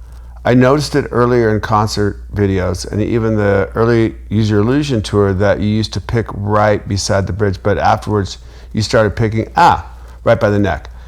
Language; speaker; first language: English; native; English